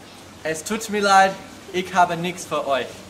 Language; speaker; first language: German; non-native, learner; English